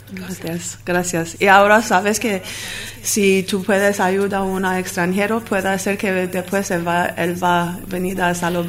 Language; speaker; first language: Spanish; non-native, learner; Armenian